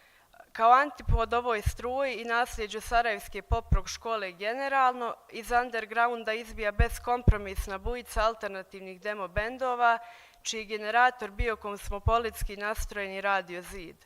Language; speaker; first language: Bosnian; native; Bosnian